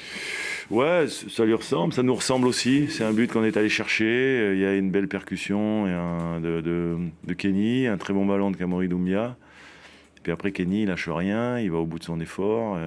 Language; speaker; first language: French; native; French